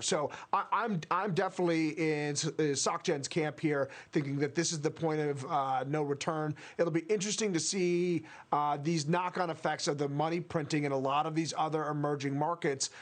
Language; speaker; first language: English; native; English